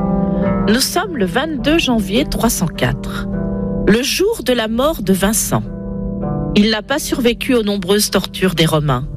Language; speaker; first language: French; native; French